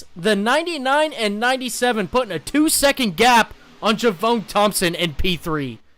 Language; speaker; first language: English; native; English